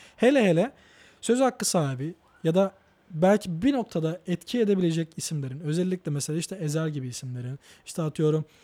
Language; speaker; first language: Turkish; native; Turkish